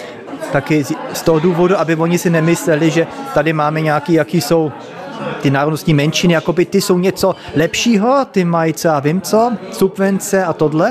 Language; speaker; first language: Czech; early bilingual, heritage; Czech